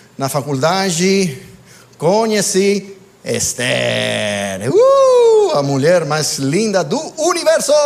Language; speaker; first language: Portuguese; non-native, fluent; English